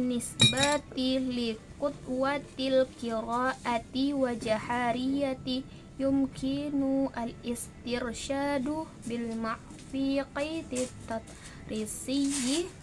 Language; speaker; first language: Arabic; non-native, learner; Indonesian